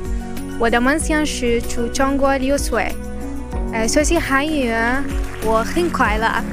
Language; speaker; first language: Chinese; non-native, learner; Arabic